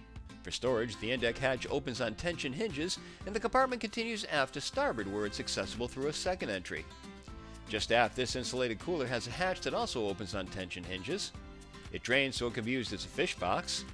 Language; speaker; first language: English; native; English